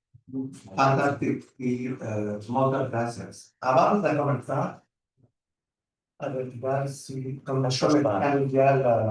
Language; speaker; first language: Catalan; non-native, learner; French